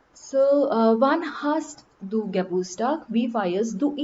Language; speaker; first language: German; non-native, learner; Marathi